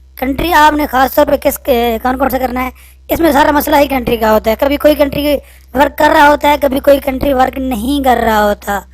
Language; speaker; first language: Urdu; non-native, local second language; Punjabi